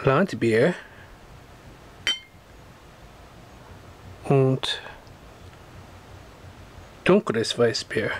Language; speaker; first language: German; non-native, learner; Russian